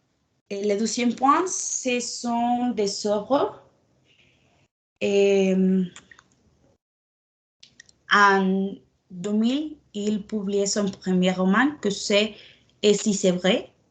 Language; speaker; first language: French; non-native, learner; Spanish